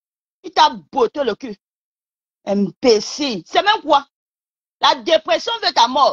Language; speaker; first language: French; non-native, local second language; Lingala